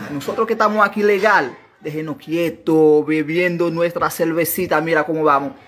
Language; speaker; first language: Spanish; non-native, fluent; Haitian Creole